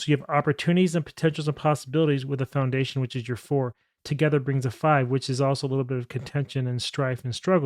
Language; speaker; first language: English; native; English